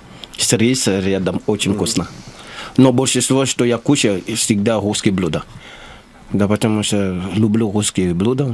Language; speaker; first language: Russian; non-native, learner; Lingala